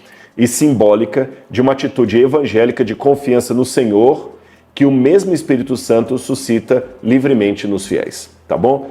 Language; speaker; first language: Portuguese; native; Portuguese